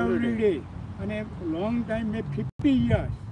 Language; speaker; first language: English; non-native, learner; Gujarati